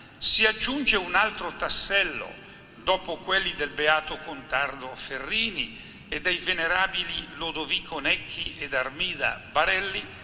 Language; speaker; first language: Italian; native; Italian